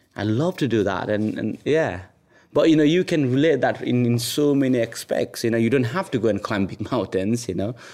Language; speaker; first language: English; non-native, local second language; Nepali